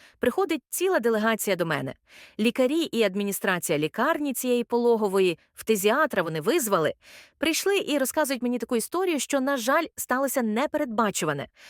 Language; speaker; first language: Ukrainian; native; Ukrainian